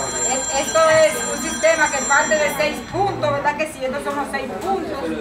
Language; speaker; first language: Spanish; native; Spanish